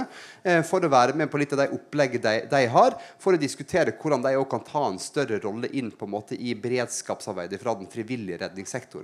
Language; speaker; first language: Norwegian; native; Norwegian